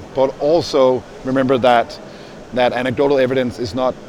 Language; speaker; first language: English; non-native, fluent; Danish